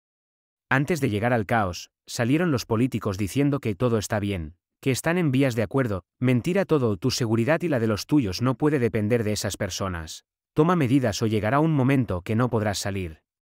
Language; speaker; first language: Spanish; native; Spanish